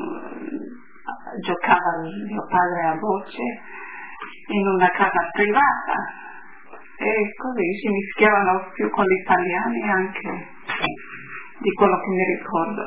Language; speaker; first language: Italian; early bilingual, heritage; Italian